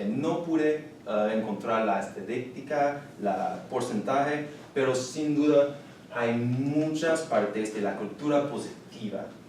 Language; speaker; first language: Spanish; non-native, learner; English